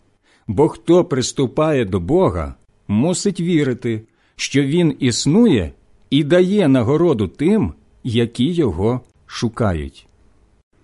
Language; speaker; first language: Ukrainian; native; Ukrainian